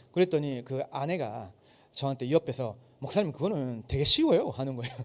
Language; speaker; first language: Korean; non-native, fluent; Japanese